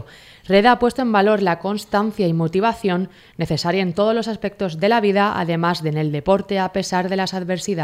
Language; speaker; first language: Spanish; native; Spanish